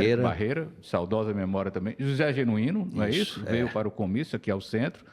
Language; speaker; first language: Portuguese; native; Portuguese